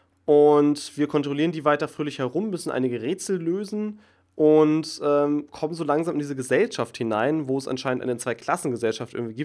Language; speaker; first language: German; native; German